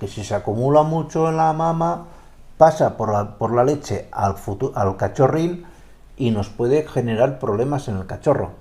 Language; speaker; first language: Spanish; native; Spanish